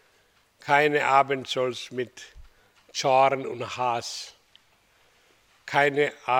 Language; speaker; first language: German; non-native, learner; Hindi